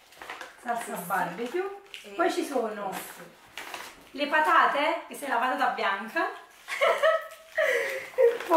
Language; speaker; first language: Italian; native; Italian